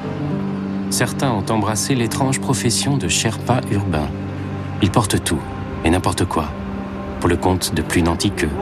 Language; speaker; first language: French; native; French